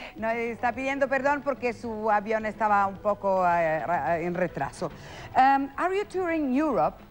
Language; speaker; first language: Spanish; non-native, fluent; Italian